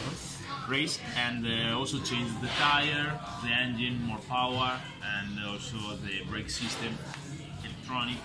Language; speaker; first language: English; non-native, fluent; Italian